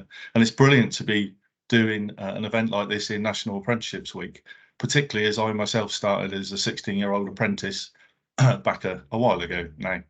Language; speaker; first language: English; native; English